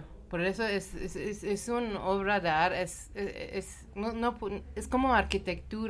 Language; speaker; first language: Spanish; non-native, fluent; Persian